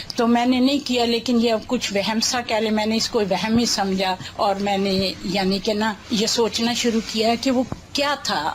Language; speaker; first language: Urdu; native; Urdu